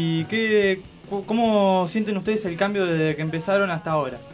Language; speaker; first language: Spanish; native; Spanish